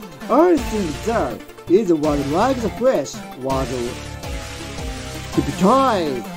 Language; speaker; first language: English; non-native, learner; Japanese